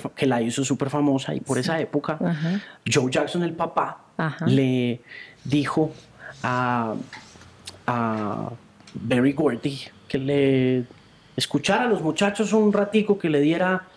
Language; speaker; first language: Spanish; native; Spanish